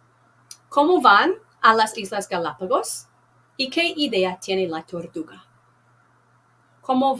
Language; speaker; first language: Spanish; non-native, fluent; English